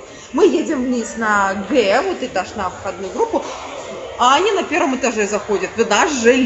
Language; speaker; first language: Russian; native; Russian